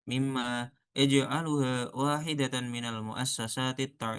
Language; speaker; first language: Arabic; non-native, learner; Indonesian